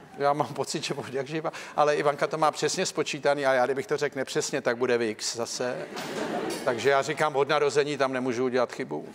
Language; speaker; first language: Czech; native; Czech